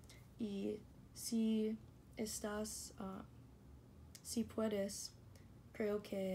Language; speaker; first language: Spanish; non-native, learner; English